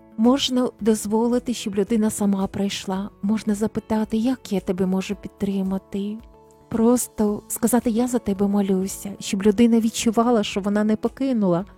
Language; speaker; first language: Ukrainian; native; Ukrainian